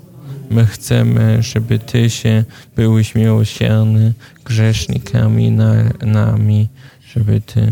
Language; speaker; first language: Polish; non-native, fluent; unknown